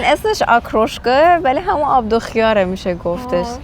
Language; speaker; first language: Persian; native; Persian